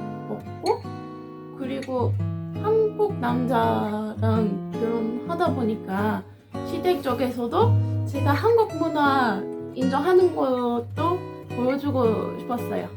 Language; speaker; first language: Korean; non-native, fluent; French